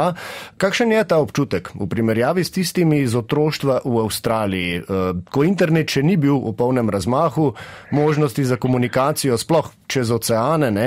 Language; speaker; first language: Slovenian; native; Slovenian